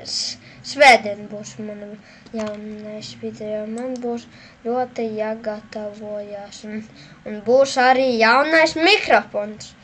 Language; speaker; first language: Latvian; non-native, local second language; Russian